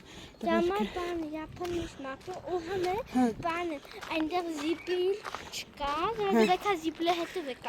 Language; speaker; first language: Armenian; early bilingual, heritage; Armenian